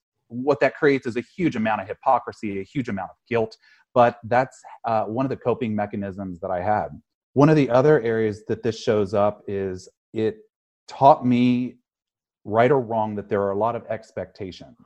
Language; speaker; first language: English; native; English